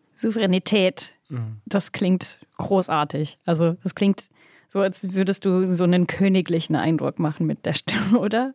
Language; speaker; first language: German; non-native, fluent; English